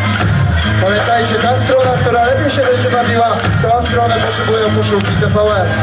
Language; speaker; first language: Polish; native; Polish